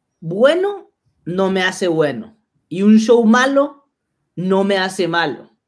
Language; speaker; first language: Spanish; native; Spanish